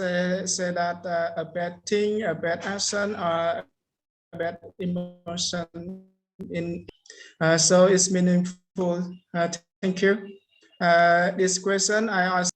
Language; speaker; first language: English; non-native, learner; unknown